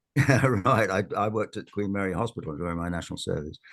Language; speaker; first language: English; native; English